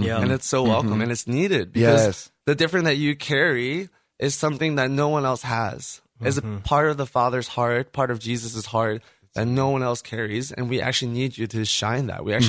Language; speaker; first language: English; native; English